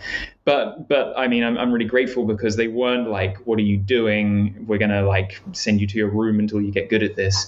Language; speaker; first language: English; native; English